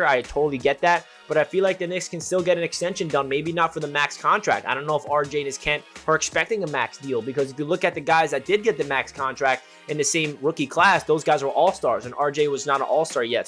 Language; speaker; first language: English; native; English